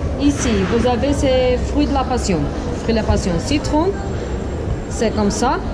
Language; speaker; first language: French; non-native, learner; Portuguese